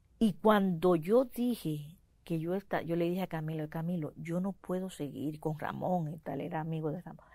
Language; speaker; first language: Spanish; native; Spanish